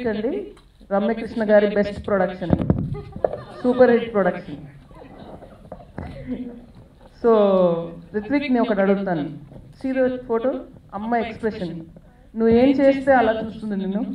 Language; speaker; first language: Telugu; native; Telugu